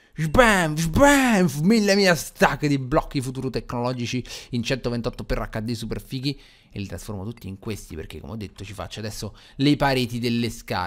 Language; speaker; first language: Italian; native; Italian